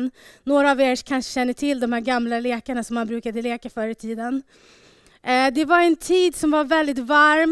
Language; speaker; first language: Swedish; early bilingual, other home language; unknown